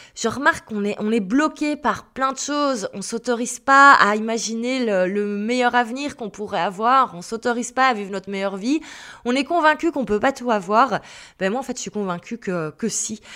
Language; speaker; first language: French; native; French